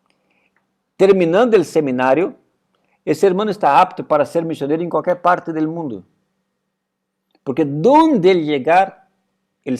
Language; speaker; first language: Portuguese; non-native, learner; Spanish